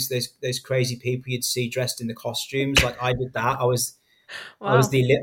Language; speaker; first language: English; native; English